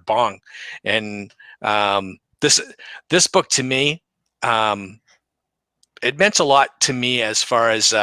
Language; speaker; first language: English; native; English